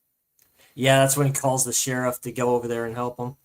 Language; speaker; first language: English; native; English